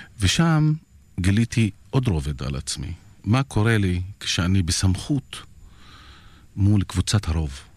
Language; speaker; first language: Hebrew; non-native, local second language; Arabic